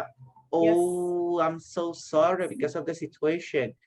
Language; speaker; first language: English; non-native, fluent; Spanish